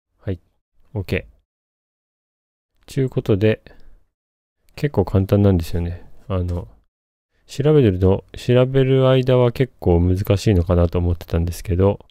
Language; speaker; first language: Japanese; native; Japanese